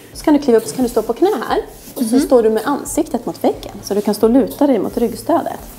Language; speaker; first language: Swedish; native; Swedish